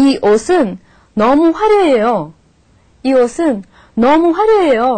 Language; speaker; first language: Korean; non-native, fluent; Russian